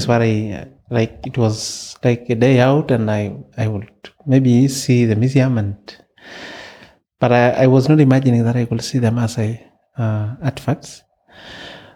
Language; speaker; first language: English; non-native, local second language; Masai